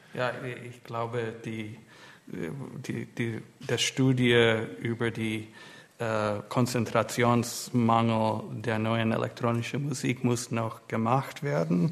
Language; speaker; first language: German; non-native, fluent; English